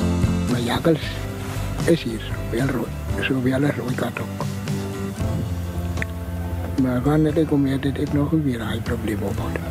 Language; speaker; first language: Dutch; non-native, learner; Afrikaans